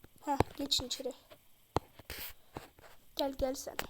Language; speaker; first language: Turkish; native; Turkish